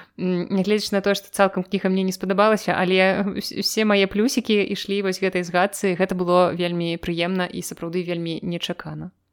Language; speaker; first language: Belarusian; non-native, local second language; Russian